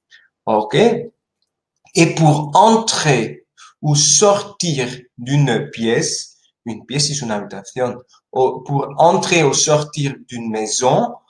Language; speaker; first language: French; non-native, fluent; Spanish